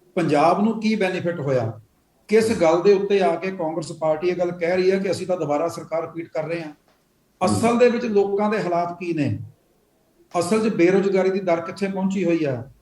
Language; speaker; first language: Punjabi; native; Punjabi